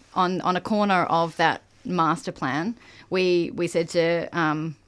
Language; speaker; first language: English; native; English